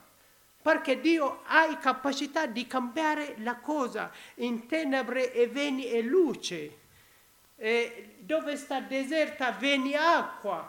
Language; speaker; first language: Italian; non-native, learner; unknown